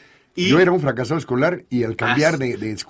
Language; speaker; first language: Spanish; native; Spanish